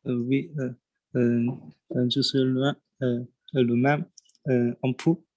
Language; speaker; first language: French; non-native, learner; Chinese